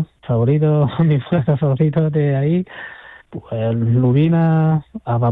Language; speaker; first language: Spanish; non-native, fluent; Chinese